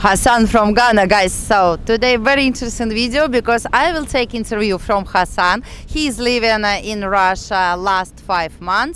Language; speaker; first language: English; non-native, fluent; Russian